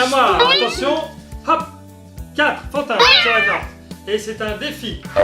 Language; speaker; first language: French; native; French